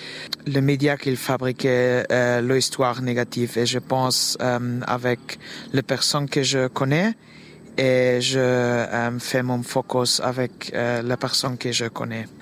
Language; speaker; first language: French; non-native, learner; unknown